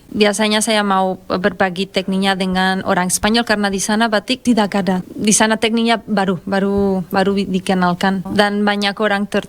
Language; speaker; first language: Indonesian; non-native, fluent; Spanish